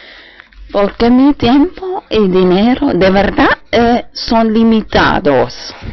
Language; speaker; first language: Spanish; non-native, fluent; German